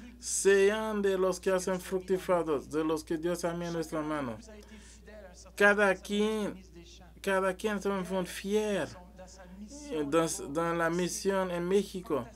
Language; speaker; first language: Spanish; non-native, learner; French